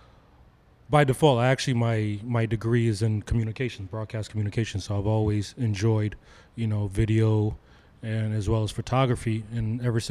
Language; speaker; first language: English; native; English